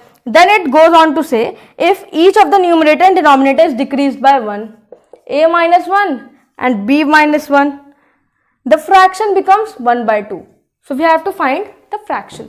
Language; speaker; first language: English; non-native, local second language; Hindi